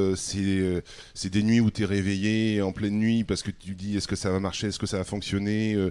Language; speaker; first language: French; native; French